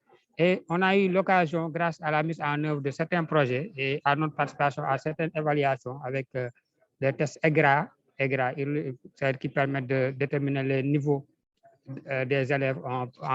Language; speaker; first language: French; non-native, local second language; Wolof